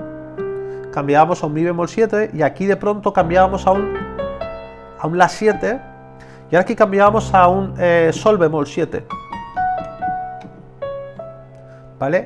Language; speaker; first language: Spanish; native; Spanish